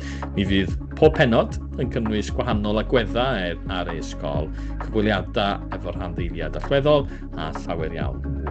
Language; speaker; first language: Welsh; native; Welsh